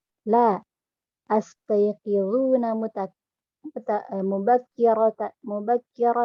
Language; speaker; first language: Arabic; non-native, learner; Indonesian